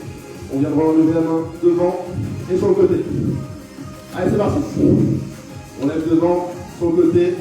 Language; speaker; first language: French; native; French